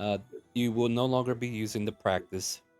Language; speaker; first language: English; native; English